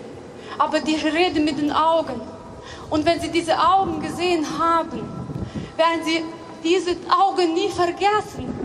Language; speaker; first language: German; non-native, fluent; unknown